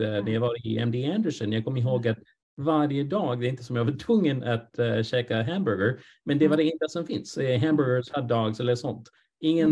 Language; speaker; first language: Swedish; non-native, fluent; English